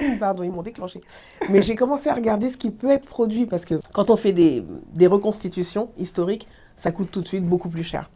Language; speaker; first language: French; early bilingual, other home language; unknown